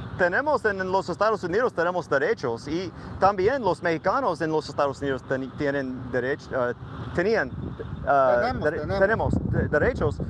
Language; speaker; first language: Spanish; non-native, learner; English